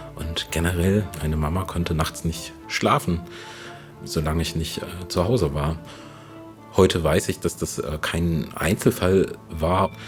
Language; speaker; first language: German; native; German